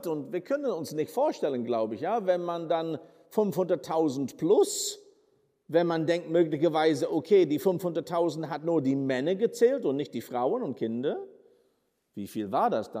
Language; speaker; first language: German; non-native, fluent; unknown